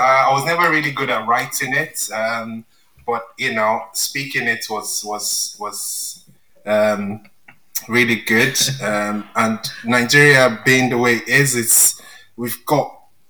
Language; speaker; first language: English; non-native, local second language; Yoruba